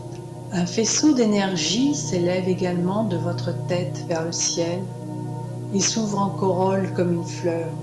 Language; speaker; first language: French; native; French